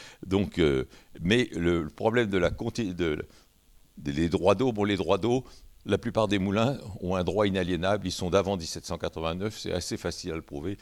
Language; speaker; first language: French; native; French